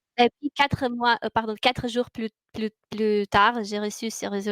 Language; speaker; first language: French; non-native, fluent; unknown